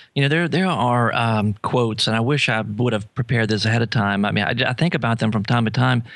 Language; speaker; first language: English; native; English